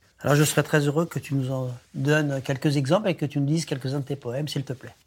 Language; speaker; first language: French; native; French